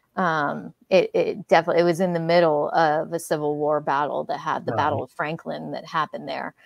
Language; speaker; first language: English; native; English